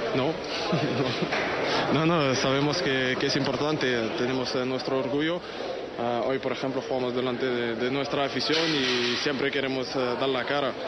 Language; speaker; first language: Spanish; non-native, fluent; French